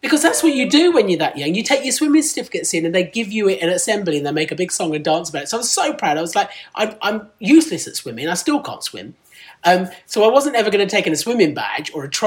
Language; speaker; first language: English; non-native, local second language; Punjabi